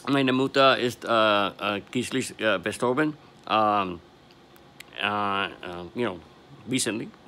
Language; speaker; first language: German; non-native, learner; English